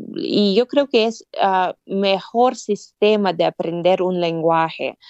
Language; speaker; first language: Spanish; non-native, fluent; Russian